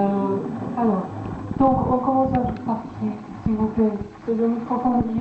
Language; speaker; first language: French; non-native, fluent; Persian